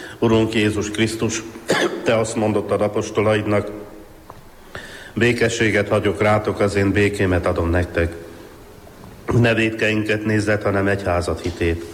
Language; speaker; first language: Hungarian; native; Hungarian